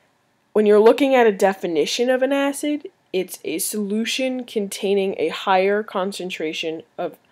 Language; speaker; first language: English; native; English